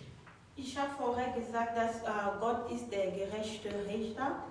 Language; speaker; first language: German; non-native, fluent; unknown